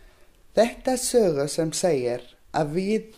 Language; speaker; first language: Icelandic; non-native, learner; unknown